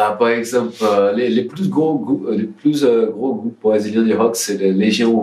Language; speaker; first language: French; non-native, learner; Portuguese